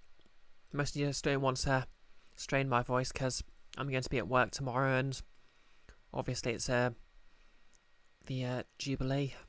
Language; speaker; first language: English; native; English